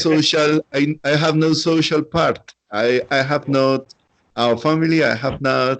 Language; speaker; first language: English; non-native, learner; Spanish